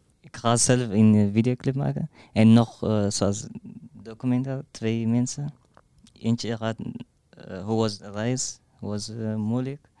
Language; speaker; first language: Dutch; non-native, learner; Tigrinya